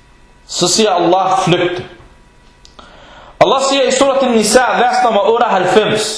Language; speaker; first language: Danish; early bilingual, other home language; Arabic